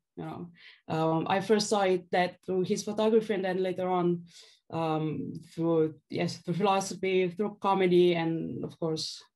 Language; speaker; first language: English; non-native, fluent; Slovenian